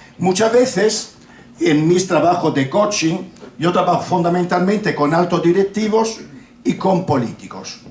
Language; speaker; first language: Spanish; non-native, fluent; Italian